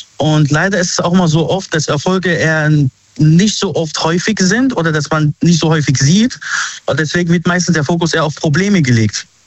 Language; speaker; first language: German; early bilingual, other home language; Arabic